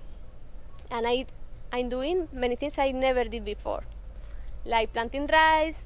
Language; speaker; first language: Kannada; non-native, learner; Spanish